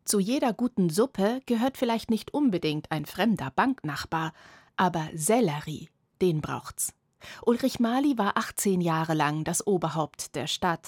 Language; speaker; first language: German; native; German